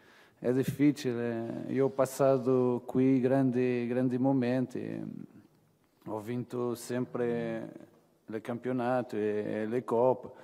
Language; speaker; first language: Italian; non-native, fluent; Portuguese